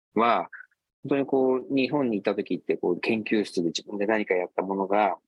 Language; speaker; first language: Japanese; native; Japanese